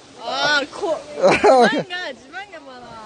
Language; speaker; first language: Korean; non-native, learner; Japanese